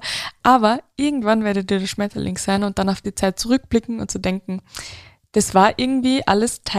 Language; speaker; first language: German; native; German